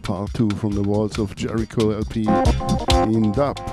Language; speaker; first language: English; non-native, learner; German